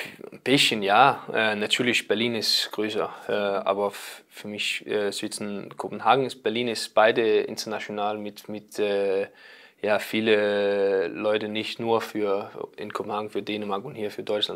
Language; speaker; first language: German; non-native, learner; Danish